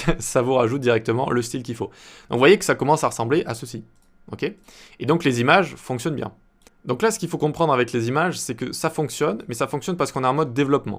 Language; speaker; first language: French; native; French